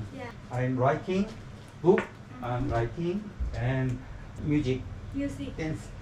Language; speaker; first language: English; non-native, learner; Korean